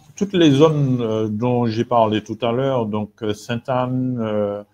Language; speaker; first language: French; native; French